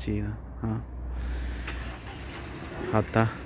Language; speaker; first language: Chinese; non-native, learner; Urdu